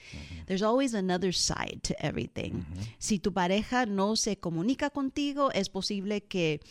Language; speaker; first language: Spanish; early bilingual, heritage; Spanish